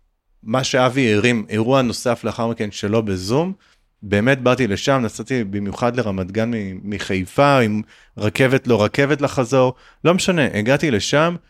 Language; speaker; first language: Hebrew; native; Hebrew